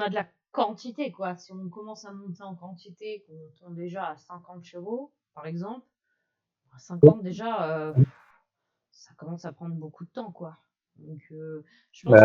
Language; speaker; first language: French; native; French